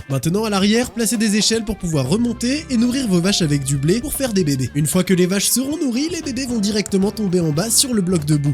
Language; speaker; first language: French; native; French